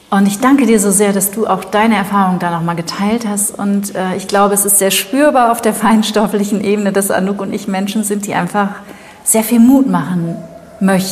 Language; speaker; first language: German; native; German